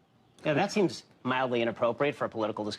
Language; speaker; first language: English; native; English